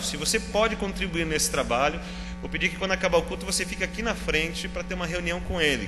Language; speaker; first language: Portuguese; native; Portuguese